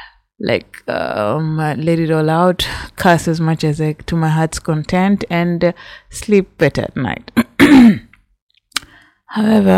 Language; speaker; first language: English; non-native, local second language; Swahili